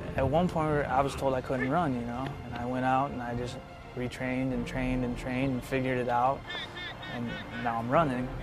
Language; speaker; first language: English; native; English